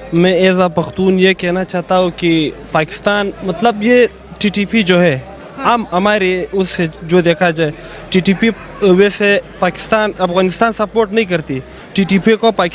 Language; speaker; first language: Hindi; non-native, local second language; Pashto